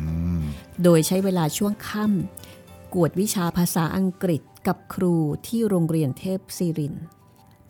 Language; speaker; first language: Thai; native; Thai